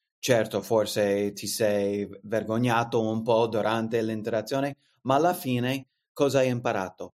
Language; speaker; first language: Italian; non-native, fluent; English